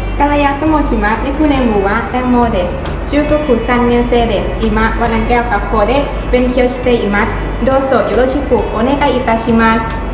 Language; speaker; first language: Japanese; non-native, learner; Thai